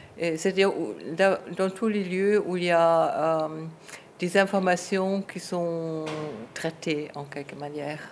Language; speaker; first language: French; non-native, fluent; German